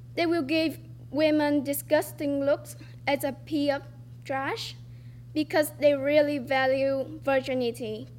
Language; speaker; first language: English; non-native, fluent; Vietnamese